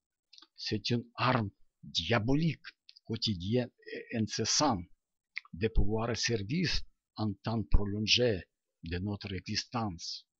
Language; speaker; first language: French; non-native, learner; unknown